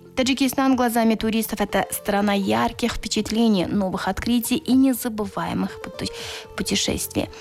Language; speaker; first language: Russian; non-native, local second language; Tajik